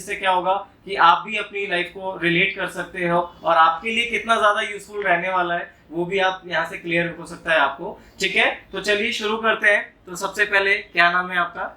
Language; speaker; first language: Hindi; native; Hindi